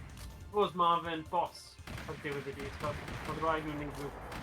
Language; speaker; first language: Welsh; native; Welsh